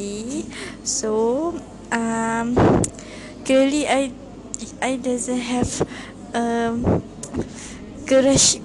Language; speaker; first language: English; non-native, local second language; Malay